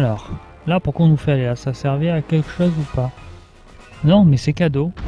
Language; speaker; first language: French; native; French